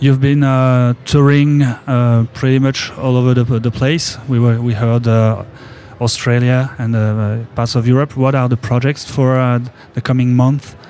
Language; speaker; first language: English; non-native, fluent; French